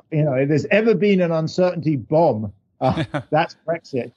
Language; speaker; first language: English; native; English